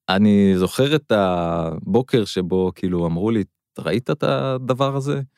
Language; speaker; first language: Hebrew; non-native, local second language; Arabic